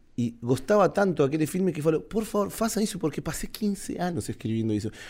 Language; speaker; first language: Portuguese; non-native, learner; Spanish